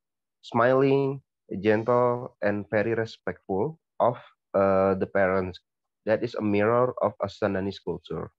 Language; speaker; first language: English; non-native, learner; Indonesian